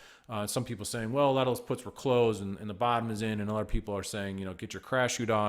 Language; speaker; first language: English; native; English